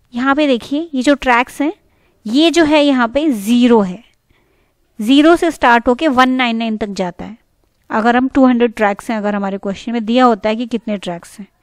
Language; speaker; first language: Hindi; native; Hindi